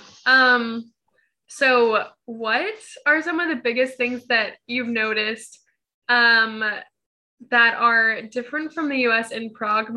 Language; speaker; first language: English; native; English